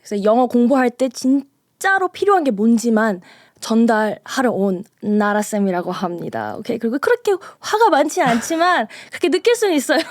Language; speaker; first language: Korean; early bilingual, heritage; Korean